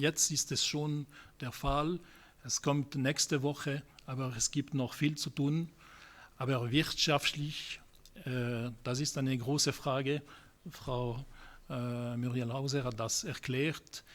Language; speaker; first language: German; non-native, local second language; French